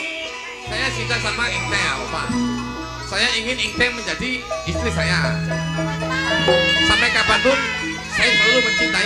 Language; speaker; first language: Indonesian; non-native, local second language; Javanese